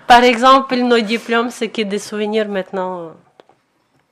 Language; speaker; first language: French; non-native, fluent; Ukrainian